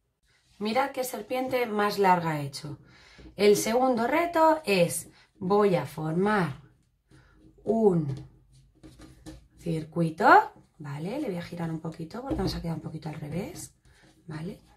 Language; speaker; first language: Spanish; native; Spanish